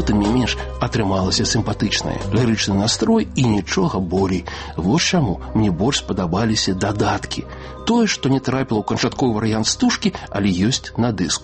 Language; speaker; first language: Belarusian; native; Belarusian